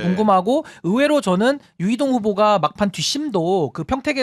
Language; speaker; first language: Korean; native; Korean